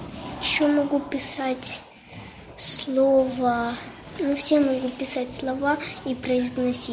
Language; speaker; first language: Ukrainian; non-native, local second language; Russian